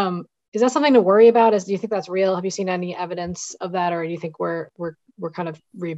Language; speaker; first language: English; native; English